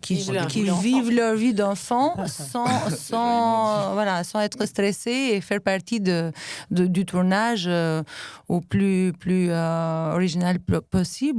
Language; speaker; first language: French; non-native, fluent; Albanian